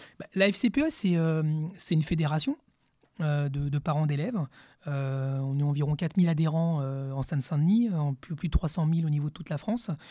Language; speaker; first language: French; early bilingual, other home language; Spanish